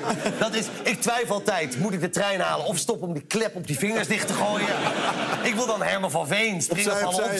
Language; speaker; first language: Dutch; native; Dutch